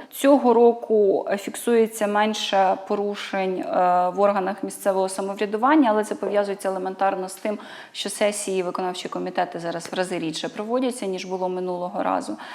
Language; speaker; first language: Ukrainian; native; Ukrainian